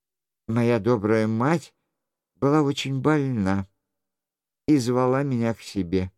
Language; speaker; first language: Russian; native; Russian